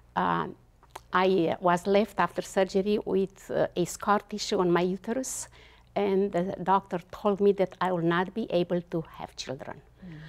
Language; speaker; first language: English; non-native, fluent; Romanian